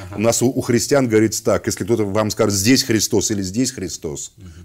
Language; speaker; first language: Russian; native; Russian